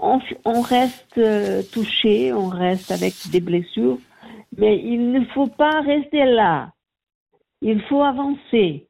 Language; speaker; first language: French; non-native, learner; Portuguese